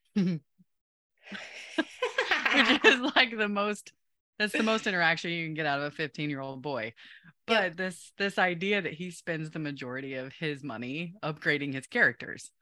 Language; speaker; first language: English; native; English